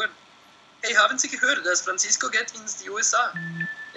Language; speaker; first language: German; non-native, learner; Spanish